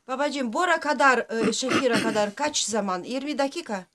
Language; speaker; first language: Turkish; non-native, learner; Russian